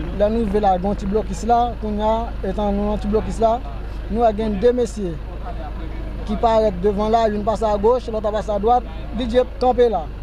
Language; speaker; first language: Haitian Creole; native; Haitian Creole